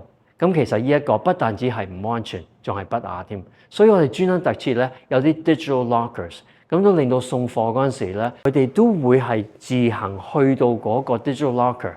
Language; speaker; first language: Cantonese; native; Cantonese